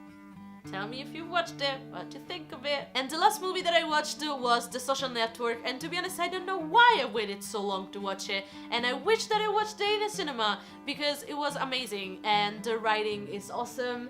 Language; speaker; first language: English; non-native, fluent; Italian